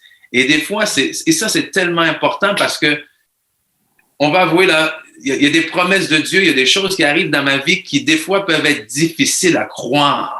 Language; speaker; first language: French; native; French